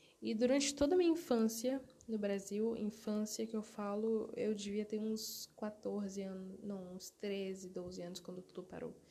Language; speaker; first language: Portuguese; early bilingual, other home language; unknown